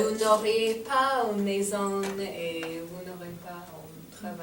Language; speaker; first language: French; non-native, fluent; English